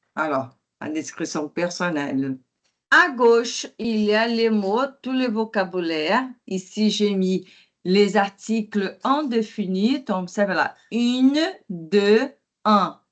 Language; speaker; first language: French; non-native, fluent; Portuguese